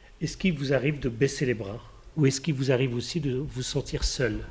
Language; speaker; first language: French; native; French